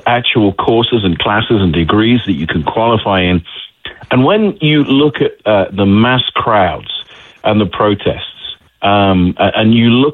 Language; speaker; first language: English; native; English